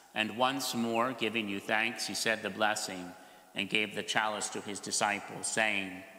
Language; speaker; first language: English; native; English